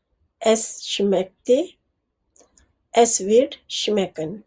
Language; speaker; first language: German; non-native, fluent; Urdu